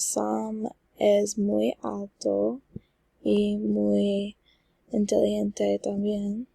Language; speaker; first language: Spanish; non-native, learner; English